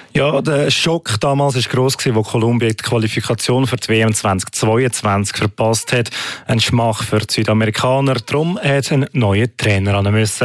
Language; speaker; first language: German; native; German